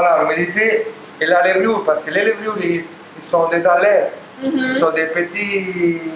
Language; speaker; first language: French; non-native, learner; Italian